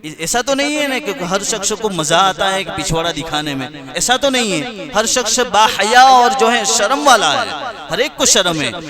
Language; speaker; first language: Urdu; non-native, local second language; Gujarati